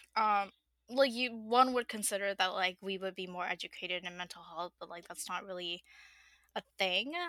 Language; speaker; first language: English; non-native, fluent; Burmese